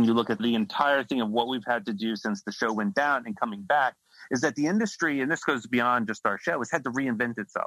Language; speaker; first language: English; native; English